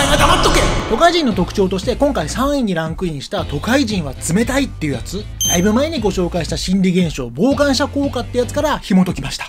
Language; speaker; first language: Japanese; native; Japanese